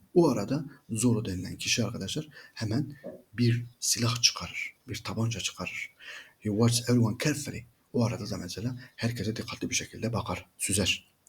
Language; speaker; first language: Turkish; native; Turkish